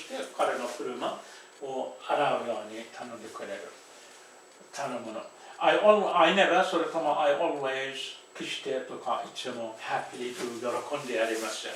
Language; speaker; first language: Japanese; non-native, fluent; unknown